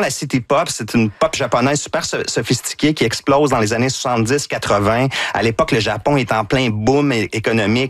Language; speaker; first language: French; native; French